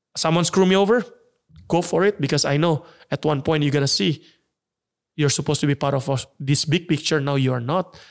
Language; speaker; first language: English; non-native, fluent; Indonesian